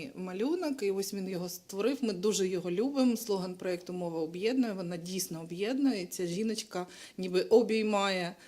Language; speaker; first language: Ukrainian; non-native, local second language; Russian